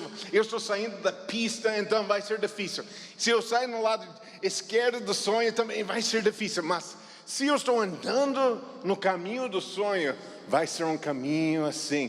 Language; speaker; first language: Portuguese; non-native, fluent; English